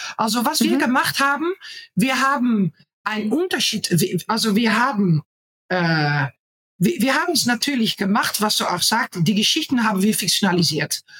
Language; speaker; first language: German; non-native, fluent; Dutch